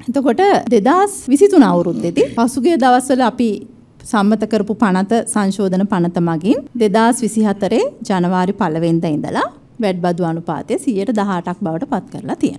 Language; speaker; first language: Sinhala; native; Sinhala